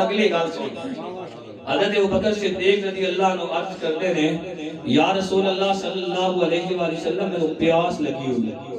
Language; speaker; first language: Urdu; non-native, local second language; Punjabi